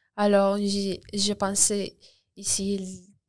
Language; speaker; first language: French; non-native, learner; Spanish